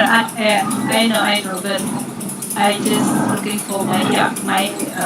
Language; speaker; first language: English; non-native, learner; Indonesian